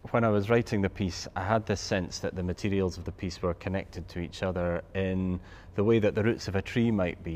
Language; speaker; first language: English; native; English